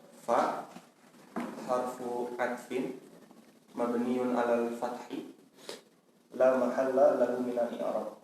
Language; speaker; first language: Arabic; non-native, learner; Indonesian